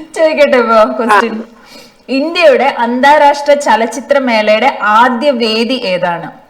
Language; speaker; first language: Malayalam; native; Malayalam